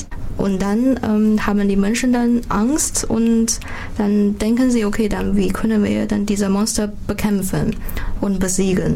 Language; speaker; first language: German; non-native, fluent; Chinese